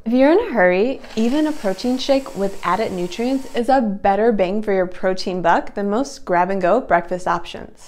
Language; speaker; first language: English; native; English